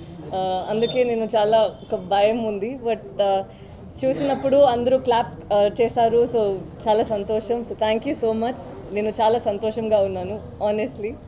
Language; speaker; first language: Telugu; non-native, learner; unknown